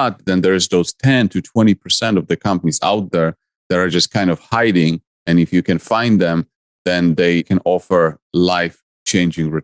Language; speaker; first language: English; non-native, fluent; Polish